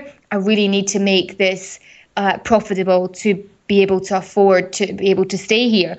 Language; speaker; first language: English; native; English